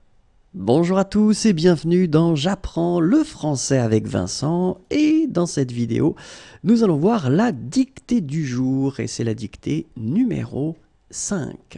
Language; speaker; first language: French; native; French